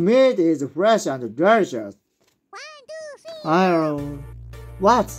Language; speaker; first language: English; non-native, learner; Japanese